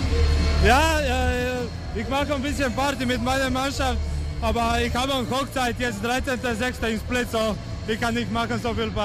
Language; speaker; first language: German; non-native, learner; Croatian